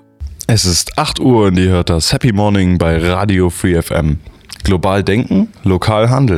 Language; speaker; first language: German; native; German